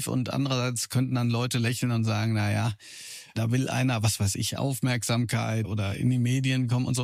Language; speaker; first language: German; native; German